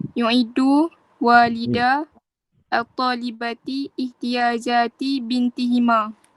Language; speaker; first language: Arabic; non-native, learner; Malay